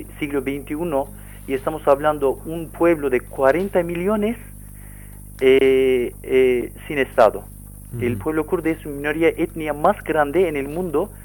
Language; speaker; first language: Spanish; non-native, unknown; Kurdish